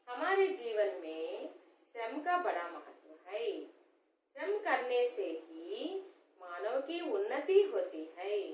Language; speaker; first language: Hindi; non-native, local second language; Telugu